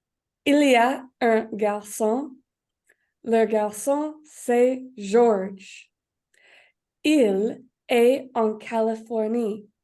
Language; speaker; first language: French; non-native, learner; English